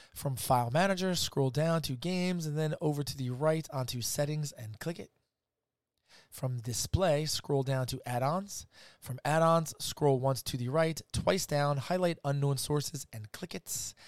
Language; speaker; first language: English; native; English